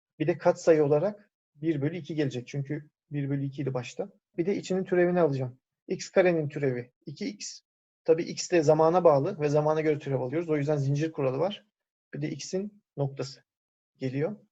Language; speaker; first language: Turkish; native; Turkish